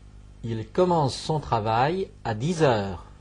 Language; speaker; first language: French; non-native, fluent; Chinese